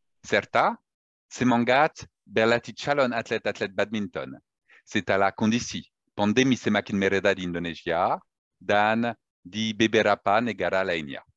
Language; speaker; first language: Indonesian; non-native, learner; French